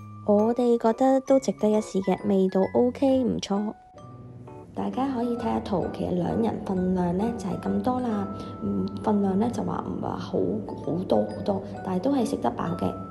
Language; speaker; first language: Cantonese; native; Cantonese